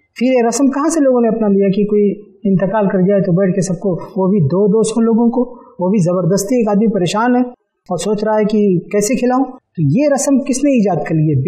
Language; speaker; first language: Hindi; native; Hindi